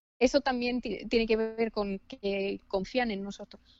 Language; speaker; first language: Spanish; non-native, fluent; Finnish